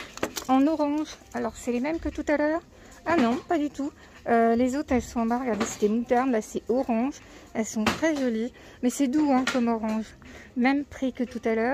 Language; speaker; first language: French; native; French